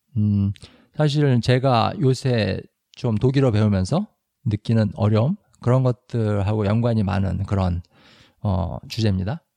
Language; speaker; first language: Korean; native; Korean